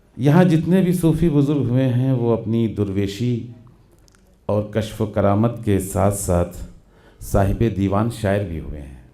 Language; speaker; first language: Urdu; native; Urdu